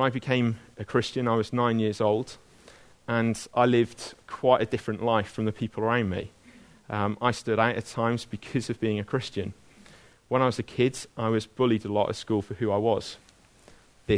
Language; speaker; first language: English; native; English